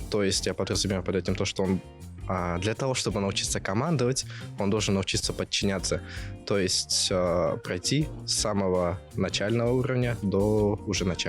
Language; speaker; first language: Russian; native; Russian